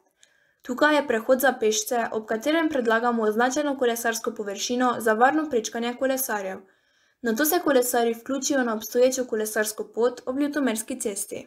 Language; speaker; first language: Slovenian; native; Slovenian